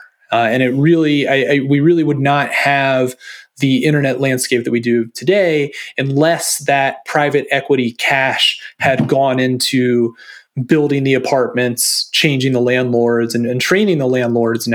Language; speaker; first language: English; native; English